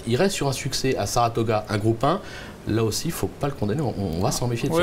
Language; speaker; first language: French; native; French